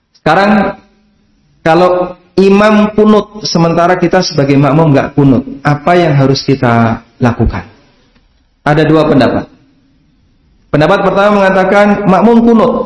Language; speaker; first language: Indonesian; non-native, local second language; Javanese